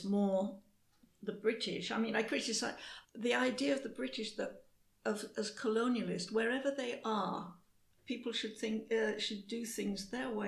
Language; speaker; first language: English; native; English